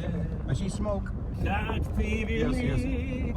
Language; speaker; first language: English; native; English